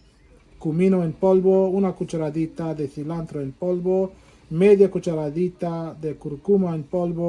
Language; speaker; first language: Spanish; non-native, fluent; Sylheti